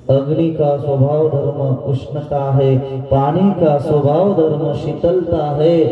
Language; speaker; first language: Hindi; non-native, local second language; Marathi